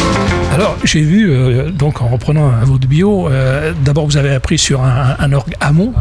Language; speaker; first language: French; native; French